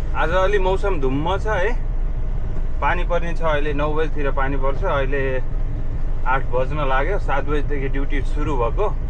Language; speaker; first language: Nepali; native; Nepali